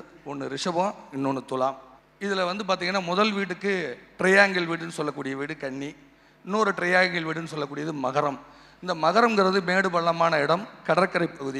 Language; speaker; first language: Tamil; native; Tamil